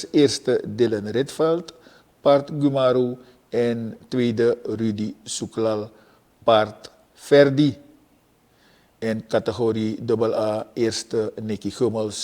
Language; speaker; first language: Dutch; native; Dutch